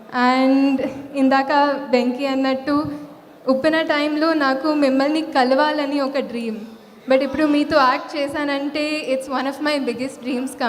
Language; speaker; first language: Telugu; non-native, fluent; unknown